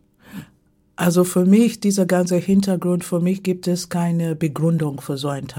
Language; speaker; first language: German; non-native, fluent; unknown